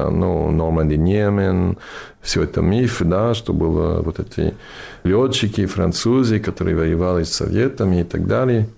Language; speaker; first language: Russian; non-native, fluent; English